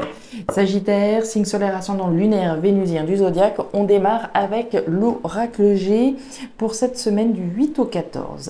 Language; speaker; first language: French; native; French